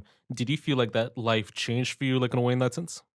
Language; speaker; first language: English; native; English